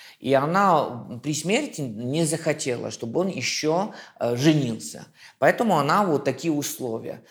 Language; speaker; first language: Russian; non-native, fluent; French